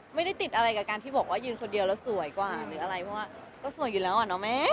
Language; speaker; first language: Thai; early bilingual, other home language; Vietnamese